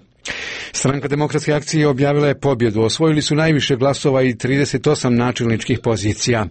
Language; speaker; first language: Croatian; native; Croatian